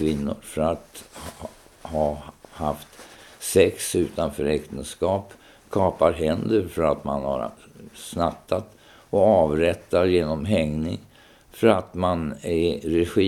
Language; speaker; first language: Swedish; native; Swedish